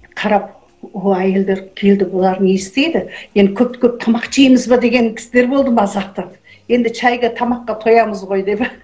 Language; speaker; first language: Kazakh; early bilingual, heritage; Kazakh